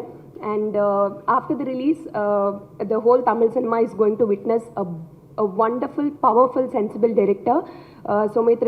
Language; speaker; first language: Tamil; non-native, learner; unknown